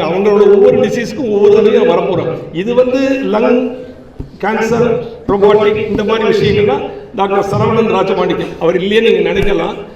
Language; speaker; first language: Tamil; native; Tamil